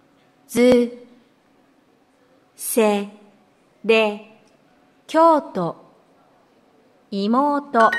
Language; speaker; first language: Japanese; non-native, learner; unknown